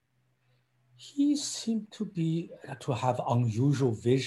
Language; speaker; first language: English; non-native, fluent; Chinese